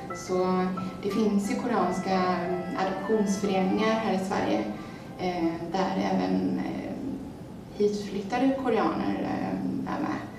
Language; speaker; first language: Swedish; early bilingual, other home language; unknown